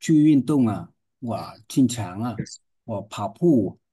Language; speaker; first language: Chinese; non-native, learner; Vietnamese